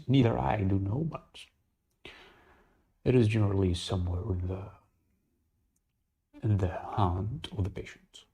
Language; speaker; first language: English; non-native, fluent; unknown